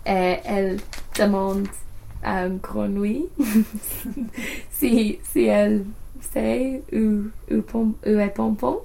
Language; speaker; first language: French; non-native, learner; English